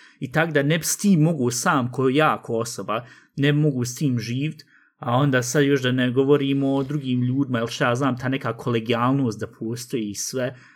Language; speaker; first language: Bosnian; early bilingual, heritage; Bosnian